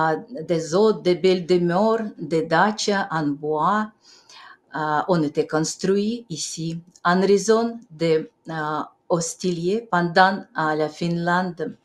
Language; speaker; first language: French; non-native, fluent; Russian